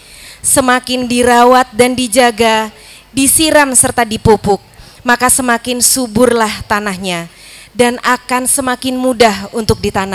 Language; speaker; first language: Indonesian; native; Indonesian